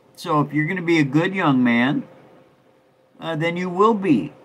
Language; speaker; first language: English; native; English